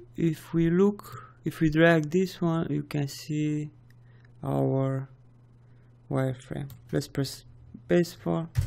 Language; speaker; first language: English; non-native, fluent; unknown